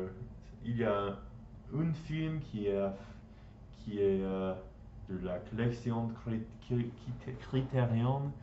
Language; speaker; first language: French; non-native, learner; English